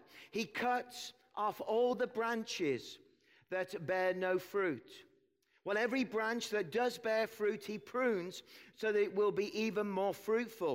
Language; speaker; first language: English; native; English